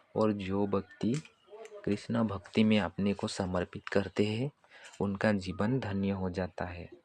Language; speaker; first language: Hindi; non-native, local second language; Assamese